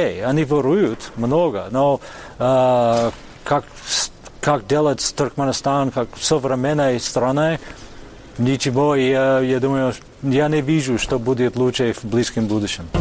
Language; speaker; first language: Russian; non-native, fluent; English